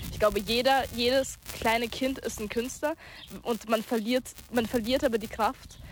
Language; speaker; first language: German; early bilingual, other home language; Russian